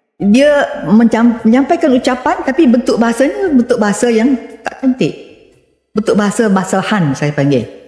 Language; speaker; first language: Malay; native; Malay